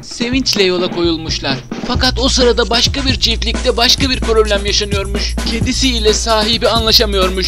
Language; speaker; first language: Turkish; native; Turkish